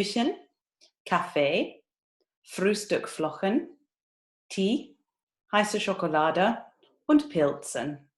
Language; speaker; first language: German; non-native, fluent; English